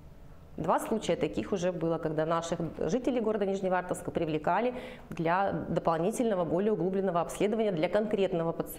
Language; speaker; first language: Russian; native; Russian